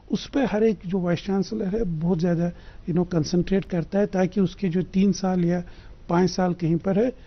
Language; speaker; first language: Hindi; non-native, local second language; Kashmiri